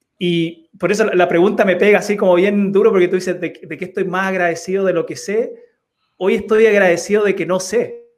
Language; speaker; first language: Spanish; early bilingual, heritage; Spanish